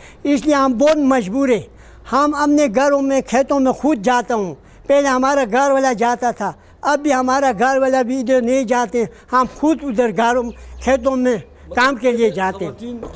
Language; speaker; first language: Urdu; non-native, local second language; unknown